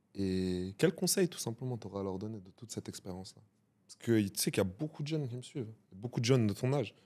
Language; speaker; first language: French; native; French